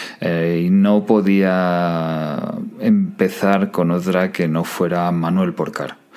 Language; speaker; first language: Spanish; native; Spanish